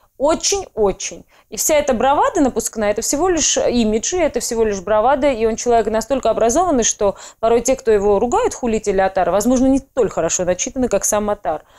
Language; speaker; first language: Russian; non-native, local second language; Georgian